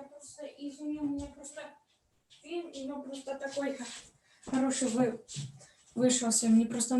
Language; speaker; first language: Russian; early bilingual, heritage; Russian